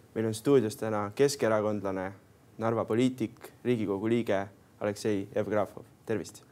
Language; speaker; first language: Estonian; native; Estonian